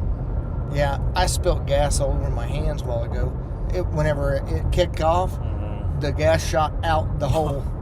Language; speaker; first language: English; native; English